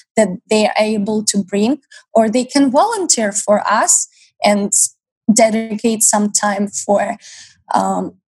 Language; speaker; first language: English; non-native, fluent; Ukrainian